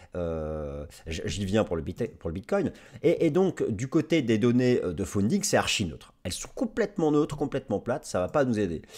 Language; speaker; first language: French; native; French